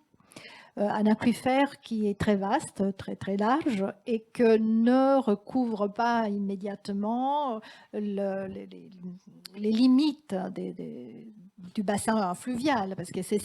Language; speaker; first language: French; non-native, fluent; Italian